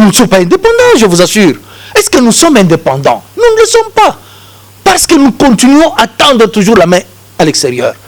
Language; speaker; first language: French; non-native, local second language; Lingala